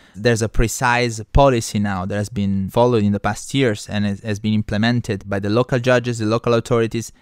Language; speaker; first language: English; non-native, fluent; Italian